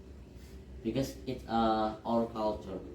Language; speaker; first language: English; non-native, learner; Indonesian